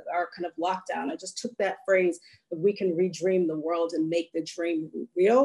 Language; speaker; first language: English; native; English